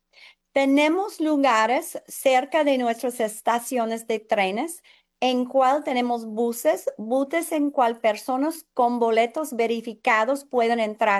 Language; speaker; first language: Spanish; non-native, fluent; English